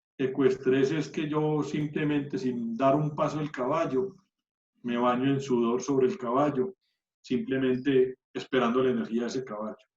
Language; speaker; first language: Spanish; native; Spanish